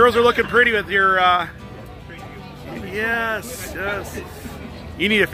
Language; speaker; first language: English; native; English